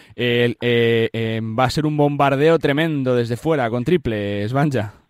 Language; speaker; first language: Spanish; native; Spanish